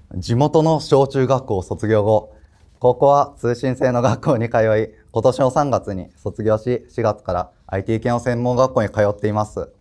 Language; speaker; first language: Japanese; native; Japanese